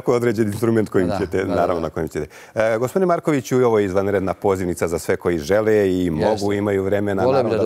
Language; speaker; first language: Bosnian; native; Bosnian